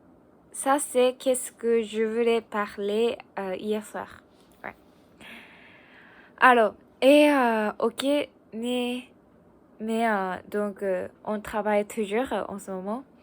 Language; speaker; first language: French; non-native, learner; Japanese